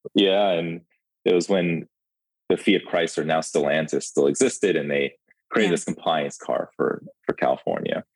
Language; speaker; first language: English; early bilingual, other home language; Ukrainian